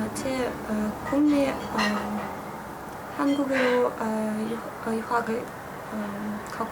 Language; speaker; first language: Korean; non-native, learner; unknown